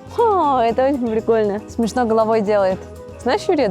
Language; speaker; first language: Russian; native; Russian